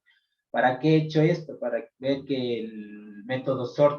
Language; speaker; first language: Spanish; native; Spanish